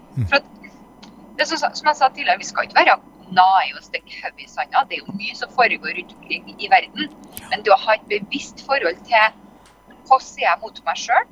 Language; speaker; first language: Norwegian; native; Norwegian